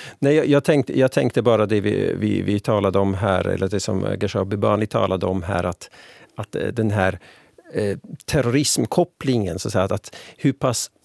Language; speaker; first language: Swedish; native; Swedish